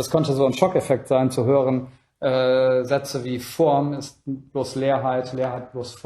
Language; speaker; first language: German; native; German